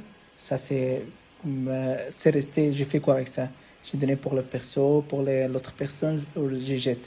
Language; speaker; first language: French; non-native, learner; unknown